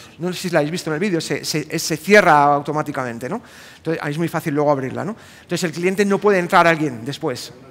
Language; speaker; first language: Spanish; native; Spanish